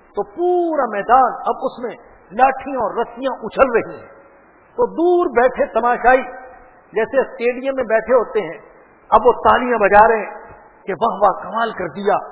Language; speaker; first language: Urdu; non-native, local second language; Punjabi